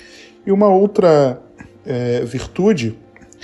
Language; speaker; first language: Portuguese; native; Portuguese